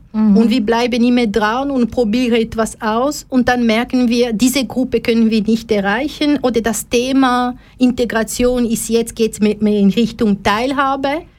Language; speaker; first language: German; non-native, fluent; Lingala